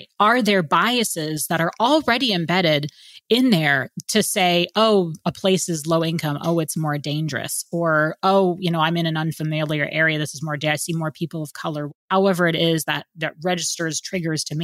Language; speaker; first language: English; native; English